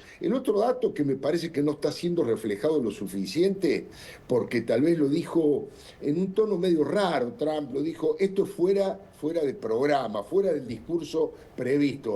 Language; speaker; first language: Spanish; native; Spanish